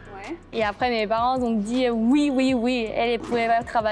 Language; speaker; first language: French; non-native, learner; Chinese